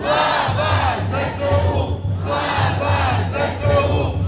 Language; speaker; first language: Ukrainian; native; Ukrainian